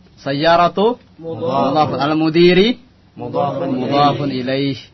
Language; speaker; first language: Arabic; non-native, fluent; Indonesian